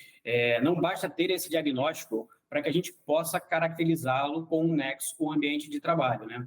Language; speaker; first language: Portuguese; native; Portuguese